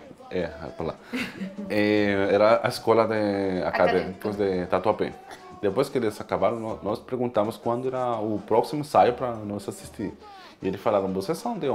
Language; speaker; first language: Portuguese; non-native, fluent; Spanish